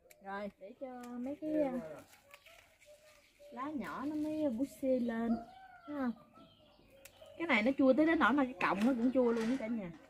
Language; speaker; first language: Vietnamese; native; Vietnamese